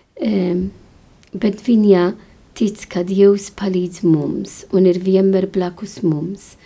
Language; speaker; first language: Latvian; non-native, fluent; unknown